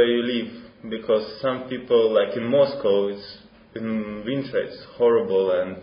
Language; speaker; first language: English; non-native, fluent; Russian